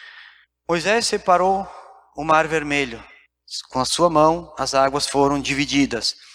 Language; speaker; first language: Portuguese; native; Portuguese